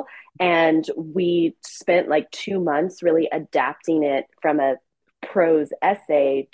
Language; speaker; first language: English; native; English